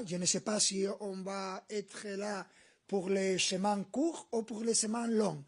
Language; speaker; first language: French; non-native, fluent; Spanish